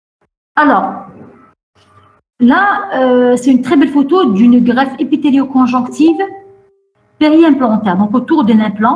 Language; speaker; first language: French; non-native, local second language; Arabic